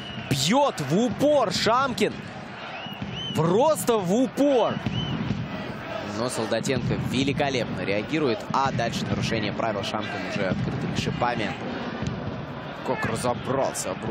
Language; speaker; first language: Russian; native; Russian